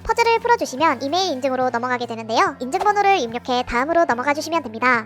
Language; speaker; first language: Korean; native; Korean